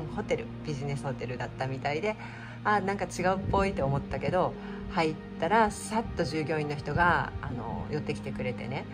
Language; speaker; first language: Japanese; native; Japanese